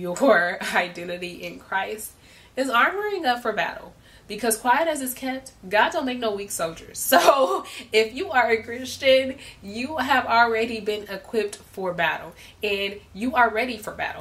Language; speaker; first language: English; native; English